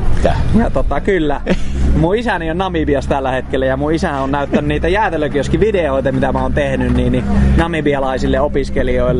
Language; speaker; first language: Finnish; native; Finnish